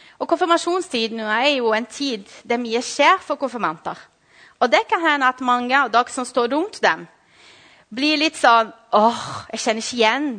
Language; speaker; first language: Norwegian; non-native, fluent; Portuguese